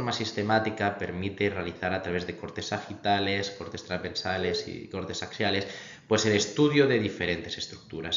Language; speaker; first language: Spanish; native; Spanish